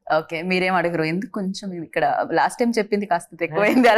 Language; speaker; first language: Telugu; native; Telugu